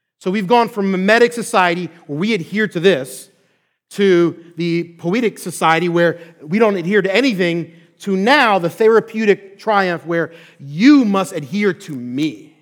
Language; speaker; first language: English; native; English